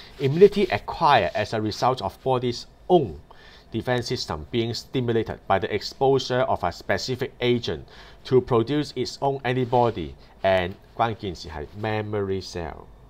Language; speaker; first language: English; non-native, local second language; Cantonese